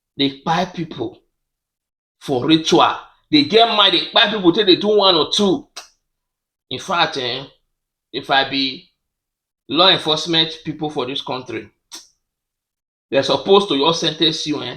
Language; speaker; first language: Nigerian Pidgin; native; Nigerian Pidgin